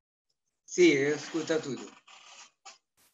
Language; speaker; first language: Portuguese; non-native, learner; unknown